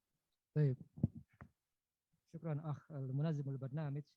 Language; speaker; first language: Arabic; non-native, fluent; Indonesian